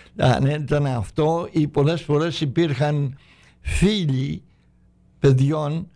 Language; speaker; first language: Greek; native; Greek